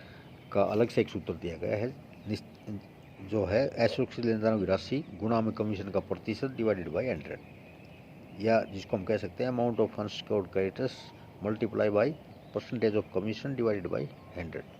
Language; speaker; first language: Hindi; native; Hindi